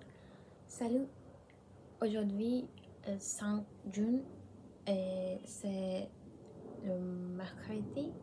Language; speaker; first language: French; non-native, learner; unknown